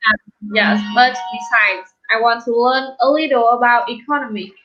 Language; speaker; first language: English; non-native, learner; Vietnamese